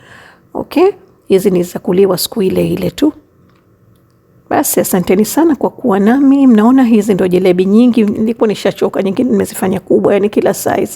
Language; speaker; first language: Swahili; native; Swahili